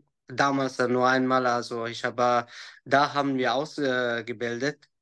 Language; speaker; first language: German; non-native, learner; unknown